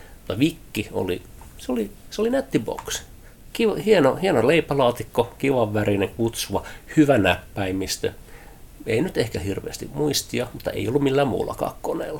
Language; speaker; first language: Finnish; early bilingual, heritage; Finnish